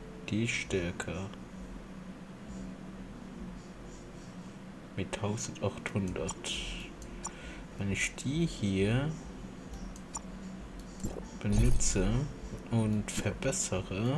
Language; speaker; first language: German; non-native, local second language; Luxembourgish